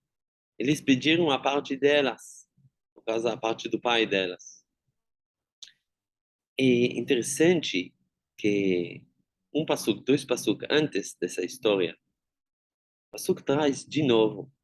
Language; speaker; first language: Portuguese; non-native, fluent; Hebrew